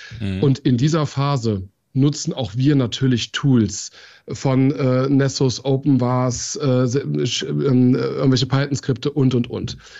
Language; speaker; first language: German; early bilingual, other home language; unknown